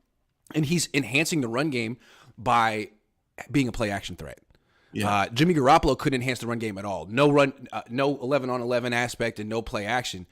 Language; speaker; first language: English; native; English